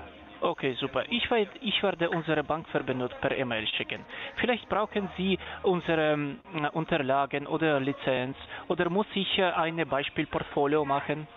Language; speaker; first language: German; non-native, fluent; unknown